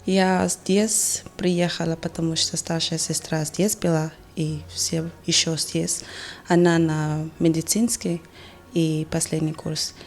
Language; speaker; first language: Russian; non-native, learner; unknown